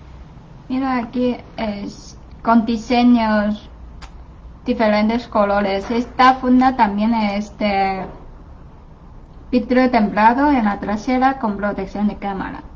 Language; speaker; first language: Spanish; non-native, learner; Chinese